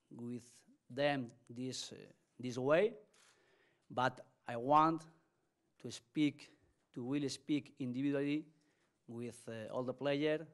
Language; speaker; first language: English; non-native, learner; Spanish